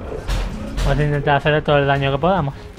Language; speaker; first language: Spanish; native; Spanish